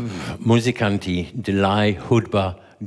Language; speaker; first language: Czech; non-native, learner; English